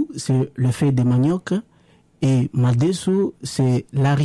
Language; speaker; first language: French; non-native, local second language; Lingala